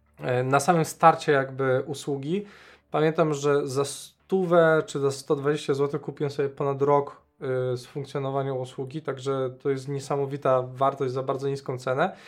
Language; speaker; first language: Polish; native; Polish